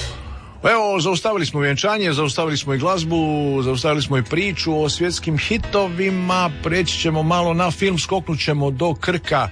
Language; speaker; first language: Serbian; native; Serbian